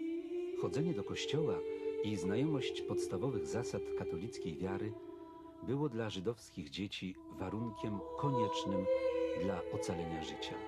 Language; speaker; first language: Polish; native; Polish